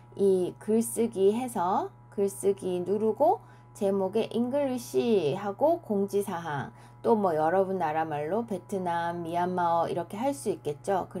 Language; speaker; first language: Korean; native; Korean